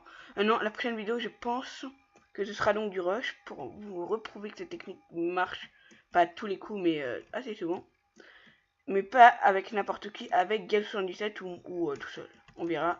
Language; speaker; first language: French; native; French